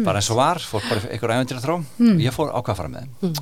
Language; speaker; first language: Icelandic; native; Icelandic